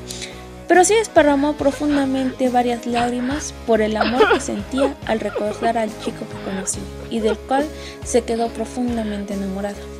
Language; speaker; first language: Spanish; native; Spanish